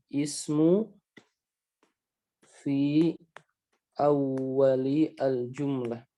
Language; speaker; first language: Arabic; non-native, fluent; Indonesian